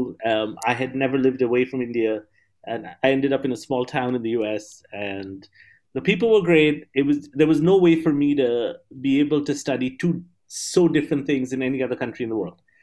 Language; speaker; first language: English; non-native, local second language; Bangla